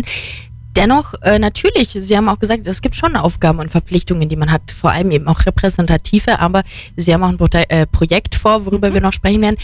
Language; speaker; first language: German; native; German